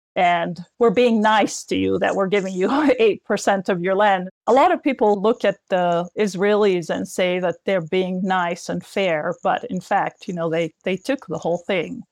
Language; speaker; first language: English; non-native, fluent; Arabic